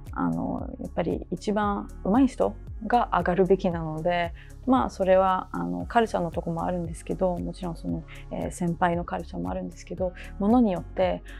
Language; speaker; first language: Japanese; early bilingual, heritage; Japanese